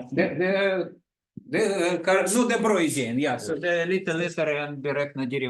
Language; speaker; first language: Swedish; non-native, learner; Russian